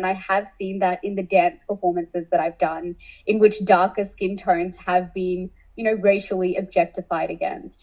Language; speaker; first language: English; early bilingual, other home language; Hindi